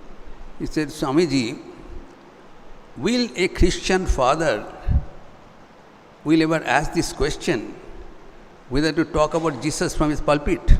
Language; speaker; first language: English; non-native, local second language; Hindi